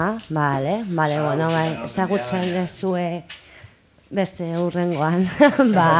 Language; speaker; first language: Basque; non-native, local second language; Spanish